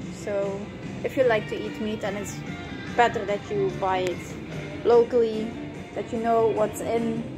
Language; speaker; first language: English; non-native, fluent; Dutch